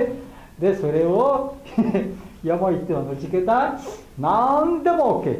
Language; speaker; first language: Japanese; non-native, learner; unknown